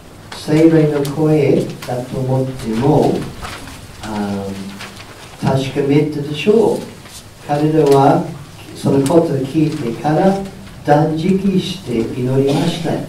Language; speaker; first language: Japanese; non-native, fluent; English